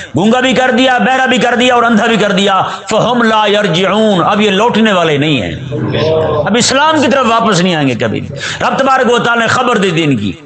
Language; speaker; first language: Urdu; non-native, local second language; Punjabi